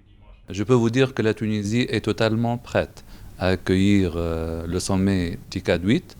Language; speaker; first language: French; non-native, local second language; Arabic